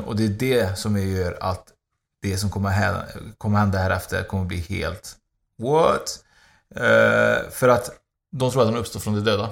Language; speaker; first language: Swedish; early bilingual, other home language; Spanish